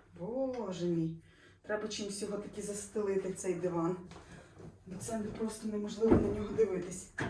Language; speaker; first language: Ukrainian; non-native, local second language; Russian